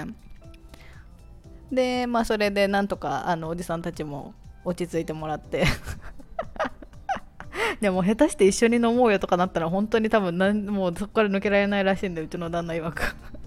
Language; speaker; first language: Japanese; native; Japanese